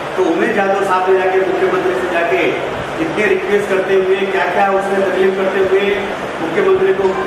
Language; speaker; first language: Hindi; non-native, local second language; Lambadi